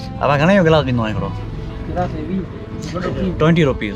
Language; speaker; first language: English; non-native, learner; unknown